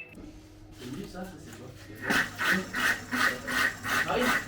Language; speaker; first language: French; native; French